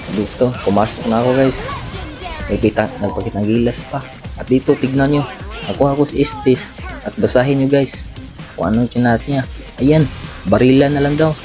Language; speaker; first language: Filipino; non-native, local second language; Cebuano